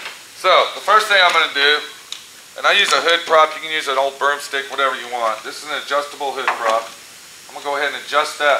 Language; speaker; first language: English; native; English